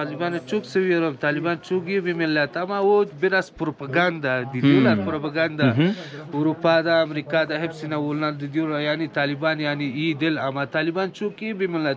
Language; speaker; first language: Turkish; non-native, learner; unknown